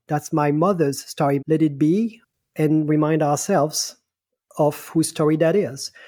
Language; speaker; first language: English; non-native, fluent; French